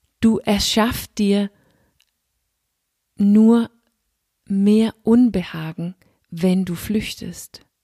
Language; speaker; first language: German; non-native, fluent; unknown